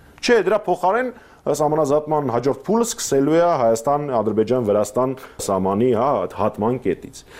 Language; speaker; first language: Armenian; native; Armenian